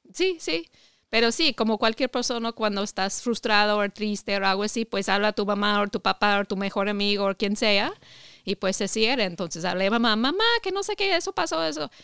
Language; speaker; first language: Spanish; non-native, fluent; English